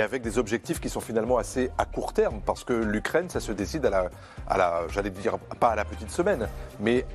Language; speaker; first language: French; native; French